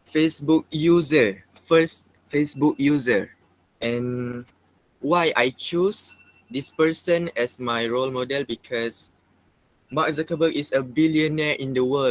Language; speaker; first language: English; non-native, local second language; Malay